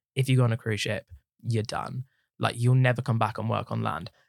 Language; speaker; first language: English; native; English